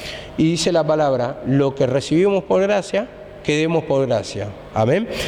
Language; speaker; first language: Spanish; native; Spanish